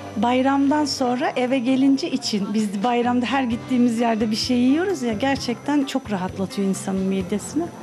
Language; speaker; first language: Turkish; native; Turkish